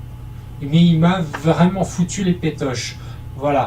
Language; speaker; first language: French; native; French